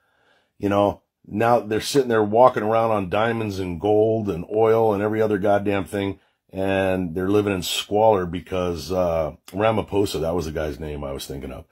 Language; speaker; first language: English; native; English